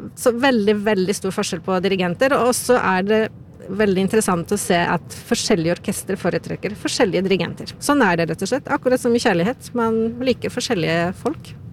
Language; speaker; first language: Norwegian; non-native, fluent; Polish